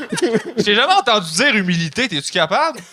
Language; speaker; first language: French; native; French